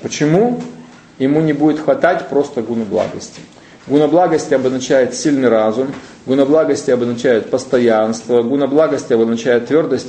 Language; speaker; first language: Russian; native; Russian